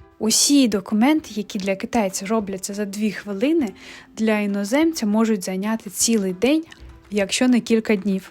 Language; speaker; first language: Ukrainian; native; Ukrainian